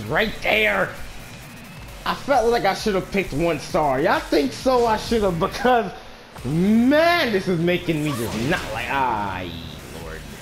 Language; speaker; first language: English; native; English